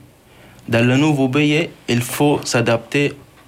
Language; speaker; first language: French; non-native, learner; Arabic